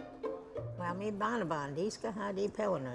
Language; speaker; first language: Danish; early bilingual, heritage; Danish